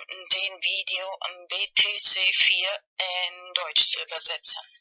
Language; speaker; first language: German; non-native, fluent; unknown